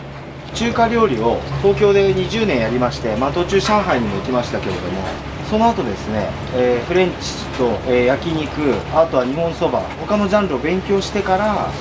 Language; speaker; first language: Japanese; native; Japanese